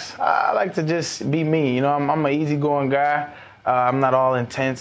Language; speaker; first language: English; native; English